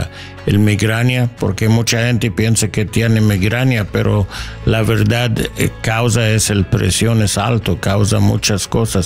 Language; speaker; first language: Spanish; non-native, learner; English